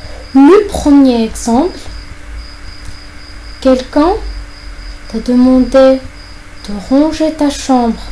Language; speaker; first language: French; non-native, fluent; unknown